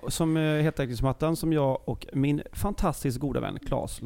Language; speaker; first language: Swedish; native; Swedish